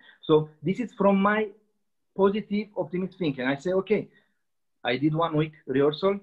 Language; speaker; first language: English; non-native, learner; Romanian